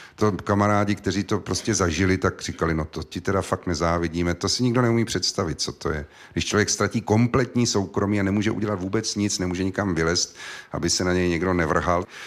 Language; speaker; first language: Czech; native; Czech